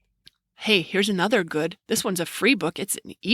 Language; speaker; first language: English; native; English